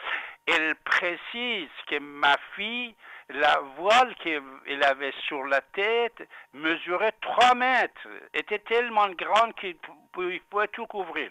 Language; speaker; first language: French; non-native, fluent; Persian